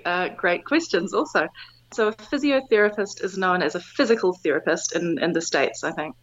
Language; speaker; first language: English; native; English